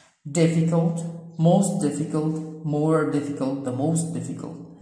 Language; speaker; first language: English; non-native, fluent; Arabic